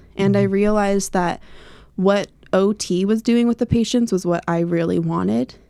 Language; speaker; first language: English; native; English